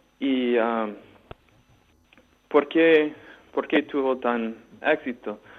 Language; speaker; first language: Spanish; non-native, fluent; English